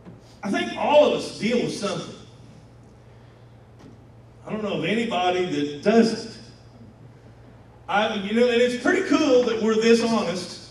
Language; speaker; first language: English; native; English